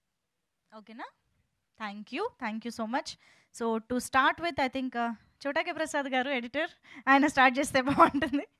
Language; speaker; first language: Telugu; native; Telugu